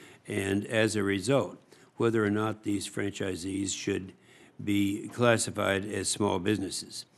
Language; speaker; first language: English; native; English